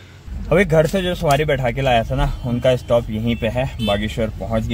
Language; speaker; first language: Hindi; native; Hindi